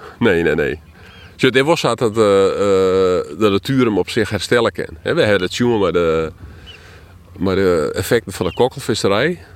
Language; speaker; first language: Dutch; non-native, local second language; Western Frisian